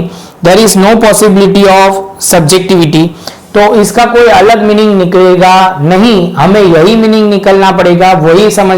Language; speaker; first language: Hindi; non-native, local second language; Gujarati